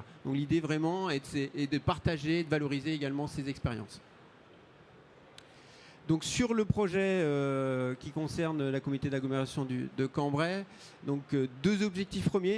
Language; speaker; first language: French; native; French